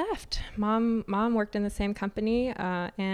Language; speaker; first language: English; native; English